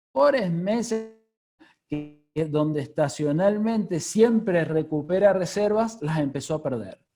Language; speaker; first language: Spanish; native; Spanish